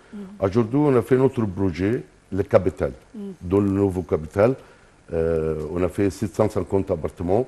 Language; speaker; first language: French; non-native, fluent; Arabic